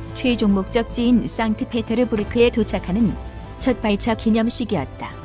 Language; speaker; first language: Korean; native; Korean